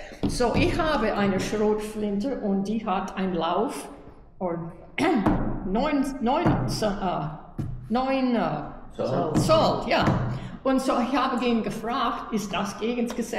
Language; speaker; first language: German; early bilingual, heritage; German